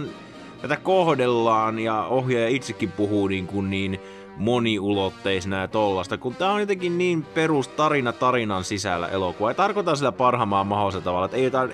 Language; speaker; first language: Finnish; native; Finnish